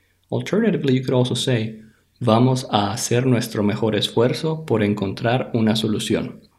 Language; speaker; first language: Spanish; native; Spanish